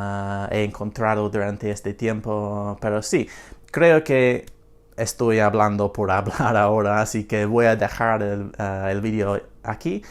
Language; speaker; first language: Spanish; non-native, fluent; English